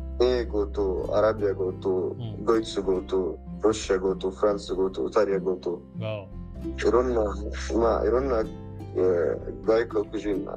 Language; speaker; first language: Japanese; non-native, learner; Arabic